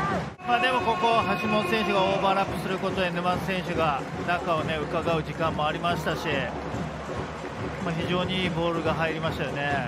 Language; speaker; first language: Japanese; native; Japanese